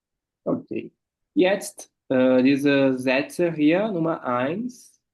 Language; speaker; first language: German; non-native, fluent; Portuguese